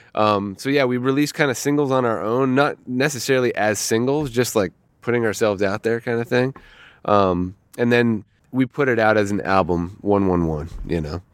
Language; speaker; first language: English; native; English